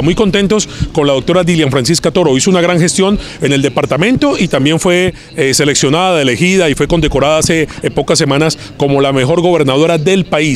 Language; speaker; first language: Spanish; native; Spanish